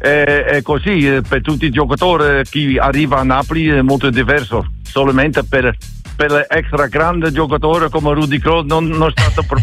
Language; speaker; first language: Italian; non-native, learner; Dutch